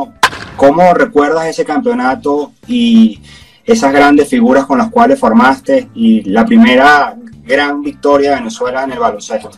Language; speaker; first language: Spanish; native; Spanish